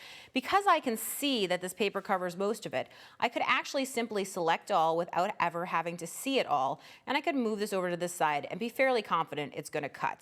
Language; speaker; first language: English; native; English